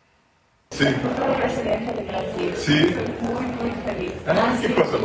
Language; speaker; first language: Portuguese; non-native, learner; Spanish